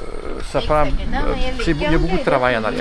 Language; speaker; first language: French; native; French